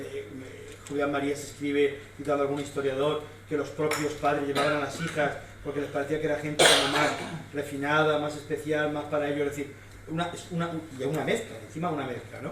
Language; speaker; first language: Spanish; native; Spanish